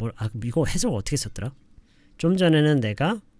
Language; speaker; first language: Korean; native; Korean